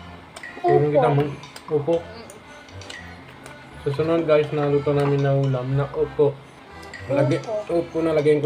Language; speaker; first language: Filipino; non-native, learner; Punjabi